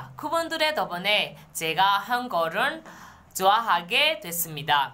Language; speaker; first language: Korean; non-native, learner; Burmese